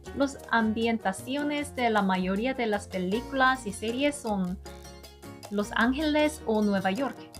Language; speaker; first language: Spanish; non-native, learner; Korean